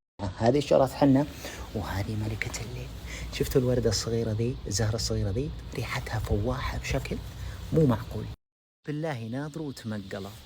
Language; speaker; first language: Arabic; native; Arabic